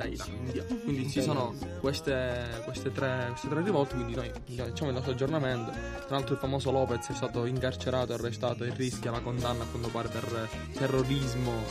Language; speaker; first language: Italian; native; Italian